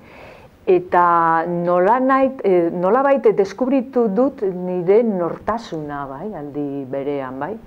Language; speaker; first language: Basque; non-native, local second language; Spanish